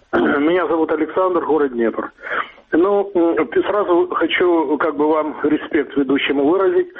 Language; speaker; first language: Russian; native; Russian